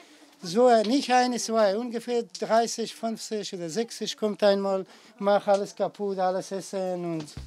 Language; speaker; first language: German; non-native, learner; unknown